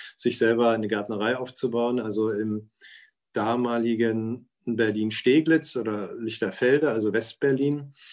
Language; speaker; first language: German; native; German